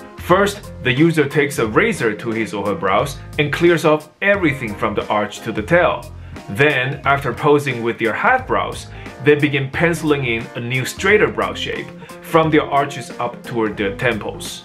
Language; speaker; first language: English; non-native, fluent; Chinese